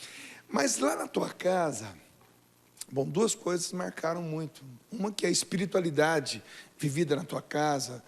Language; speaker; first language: Portuguese; native; Portuguese